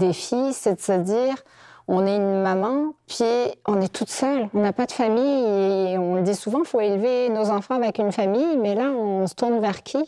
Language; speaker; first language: French; native; French